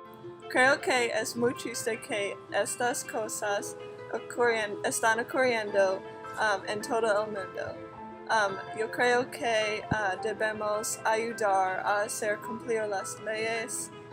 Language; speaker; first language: Spanish; non-native, learner; English